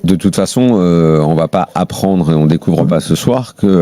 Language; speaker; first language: French; native; French